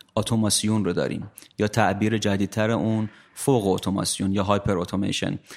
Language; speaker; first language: Persian; native; Persian